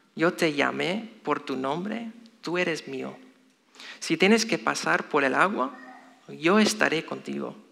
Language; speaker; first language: Spanish; non-native, fluent; English